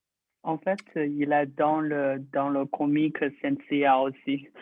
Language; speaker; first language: French; non-native, learner; Chinese